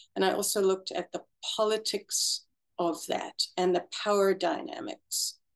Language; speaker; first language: English; native; English